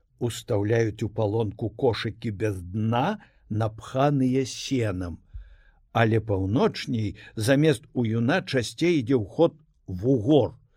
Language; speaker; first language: Belarusian; non-native, local second language; Russian